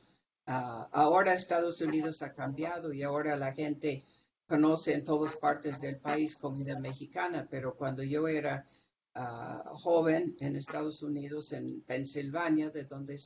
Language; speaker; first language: Spanish; non-native, fluent; English